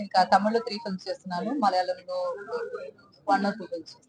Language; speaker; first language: Telugu; non-native, local second language; Malayalam